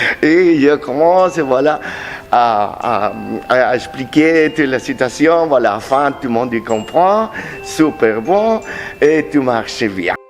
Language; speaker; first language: French; non-native, learner; Spanish